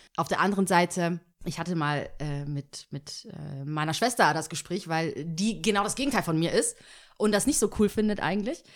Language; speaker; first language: German; early bilingual, other home language; Tigrinya